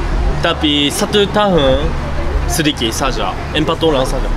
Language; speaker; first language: Indonesian; non-native, learner; Japanese